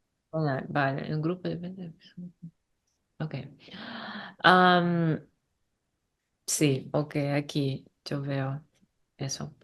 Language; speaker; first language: Spanish; non-native, learner; English